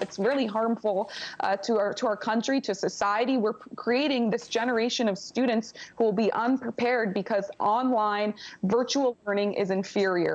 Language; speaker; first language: English; native; English